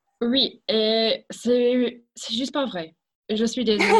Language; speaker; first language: French; non-native, fluent; English